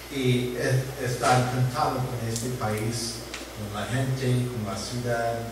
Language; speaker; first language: Spanish; non-native, learner; English